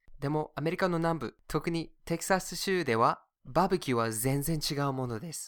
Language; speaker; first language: Japanese; non-native, fluent; English